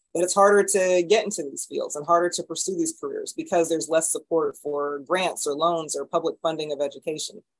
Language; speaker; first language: English; native; English